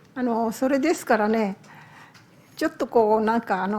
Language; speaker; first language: Japanese; native; Japanese